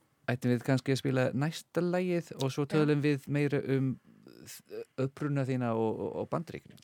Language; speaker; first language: Icelandic; non-native, fluent; English